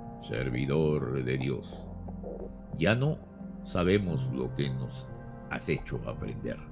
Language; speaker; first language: Spanish; native; Spanish